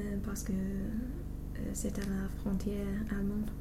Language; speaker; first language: French; non-native, learner; English